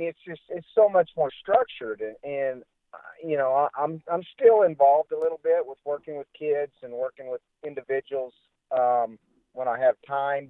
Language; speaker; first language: English; native; English